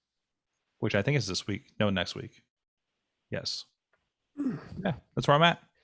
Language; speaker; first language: English; native; English